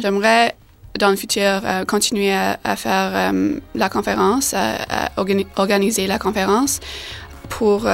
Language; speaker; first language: French; non-native, fluent; English